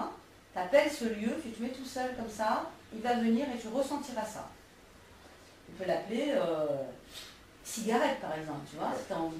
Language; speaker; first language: French; native; French